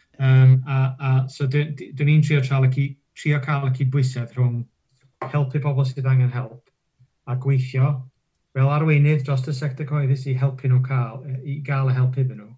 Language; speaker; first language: Welsh; non-native, local second language; English